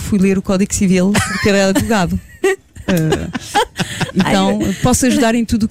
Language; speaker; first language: Portuguese; non-native, fluent; French